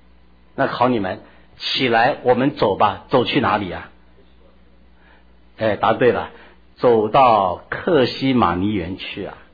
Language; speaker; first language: Chinese; native; Chinese